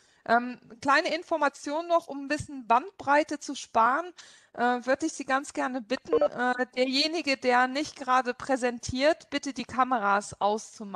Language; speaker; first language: German; non-native, local second language; Luxembourgish